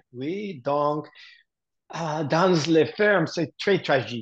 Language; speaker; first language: French; non-native, learner; English